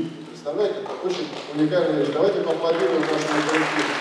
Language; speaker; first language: Russian; native; Russian